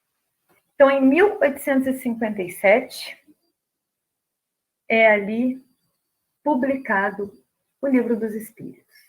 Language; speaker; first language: Portuguese; native; Portuguese